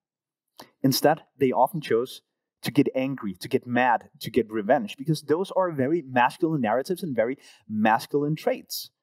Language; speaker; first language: English; non-native, fluent; Danish